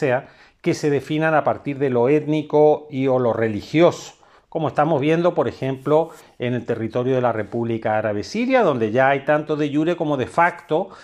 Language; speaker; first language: Spanish; native; Spanish